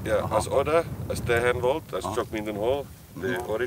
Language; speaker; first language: Hungarian; non-native, learner; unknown